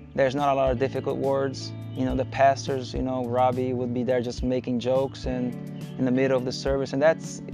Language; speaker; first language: English; non-native, fluent; Portuguese